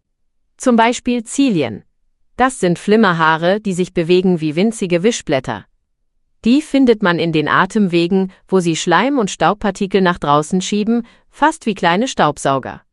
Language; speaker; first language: German; native; German